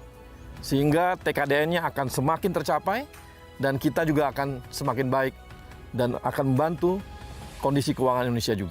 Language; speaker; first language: Indonesian; native; Indonesian